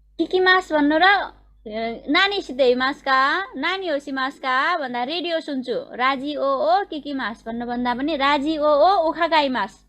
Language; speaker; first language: Nepali; native; Nepali